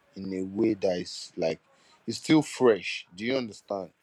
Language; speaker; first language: English; non-native, local second language; Yoruba